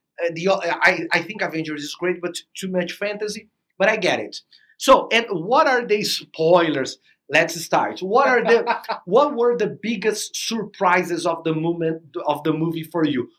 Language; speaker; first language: English; non-native, fluent; Portuguese